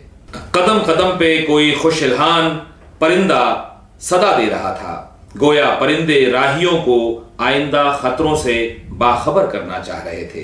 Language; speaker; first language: Urdu; native; Urdu